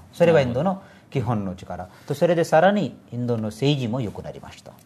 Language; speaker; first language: Japanese; non-native, fluent; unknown